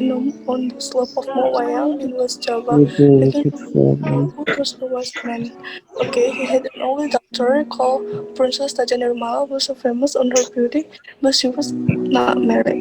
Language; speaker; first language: English; non-native, learner; Indonesian